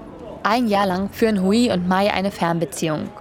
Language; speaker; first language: German; native; German